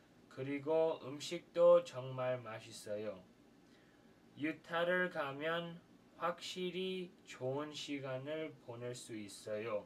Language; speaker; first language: Korean; non-native, fluent; English